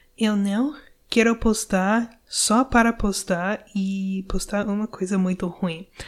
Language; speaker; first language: Portuguese; non-native, learner; English